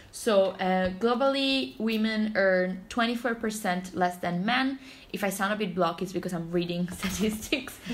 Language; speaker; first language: English; non-native, fluent; Italian